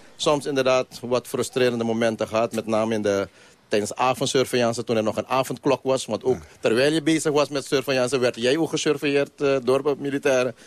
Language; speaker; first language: Dutch; non-native, local second language; Caribbean Hindustani